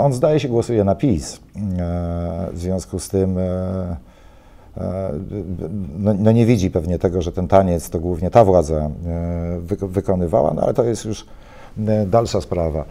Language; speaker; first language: Polish; native; Polish